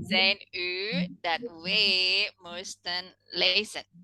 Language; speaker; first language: Dutch; non-native, learner; Indonesian